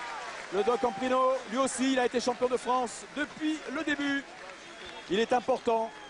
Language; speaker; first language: French; native; French